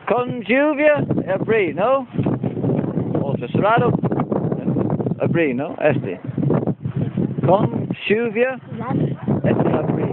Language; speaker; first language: Spanish; non-native, learner; English